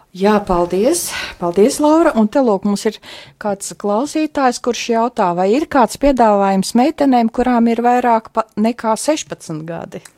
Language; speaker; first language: Latvian; native; Latvian